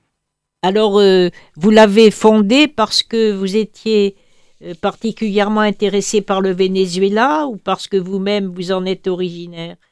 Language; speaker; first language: French; native; French